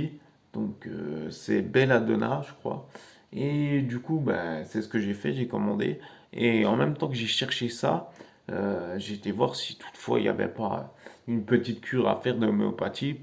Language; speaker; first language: French; native; French